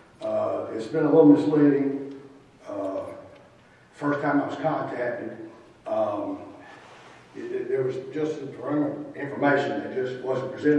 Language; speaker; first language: English; native; English